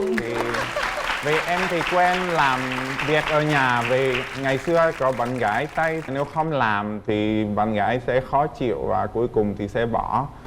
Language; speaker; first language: Vietnamese; non-native, fluent; Czech